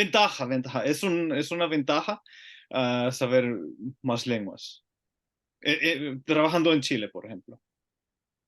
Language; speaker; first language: Spanish; non-native, learner; Finnish